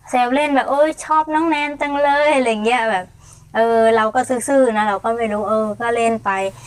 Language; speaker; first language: Thai; non-native, fluent; Mon